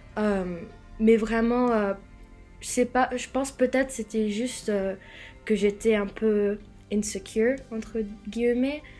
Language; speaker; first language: French; non-native, fluent; English